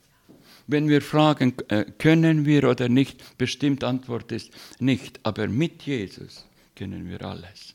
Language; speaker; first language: German; non-native, learner; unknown